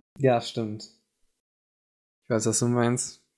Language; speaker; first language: German; native; German